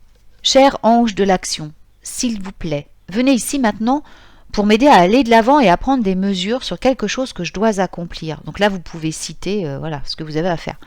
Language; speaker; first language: French; native; French